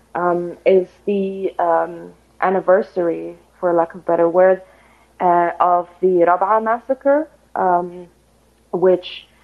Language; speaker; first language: English; non-native, fluent; Arabic